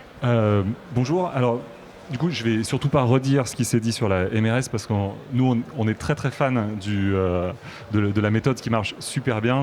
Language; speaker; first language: French; native; French